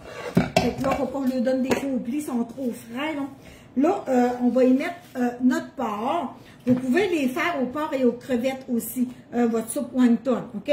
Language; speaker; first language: French; native; French